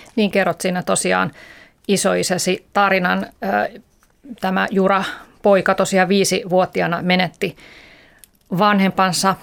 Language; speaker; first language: Finnish; native; Finnish